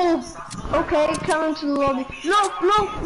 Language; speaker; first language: English; non-native, learner; Slovak